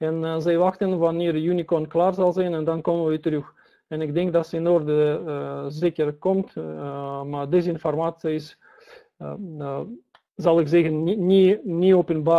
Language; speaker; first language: Dutch; non-native, learner; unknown